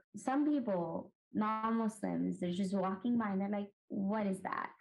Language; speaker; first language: English; non-native, local second language; Urdu